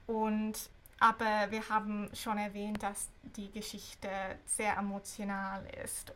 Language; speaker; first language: German; non-native, fluent; English